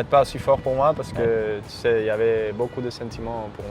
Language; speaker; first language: French; native; French